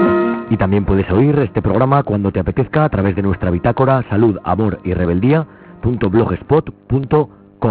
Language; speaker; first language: Spanish; native; Spanish